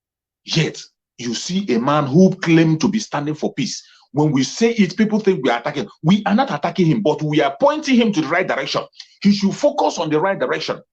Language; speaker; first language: English; non-native, local second language; Igbo